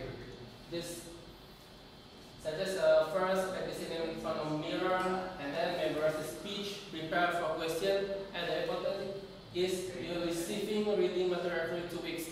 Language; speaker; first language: English; non-native, learner; Indonesian